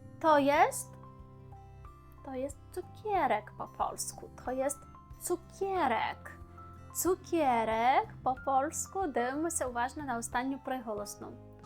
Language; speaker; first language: Polish; non-native, fluent; Ukrainian